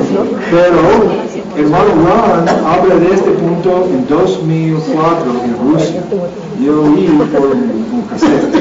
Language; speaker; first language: Spanish; non-native, learner; English